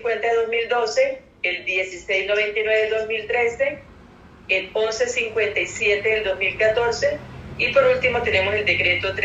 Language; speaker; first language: Spanish; native; Spanish